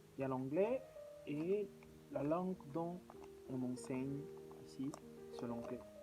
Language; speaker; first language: French; non-native, local second language; Lingala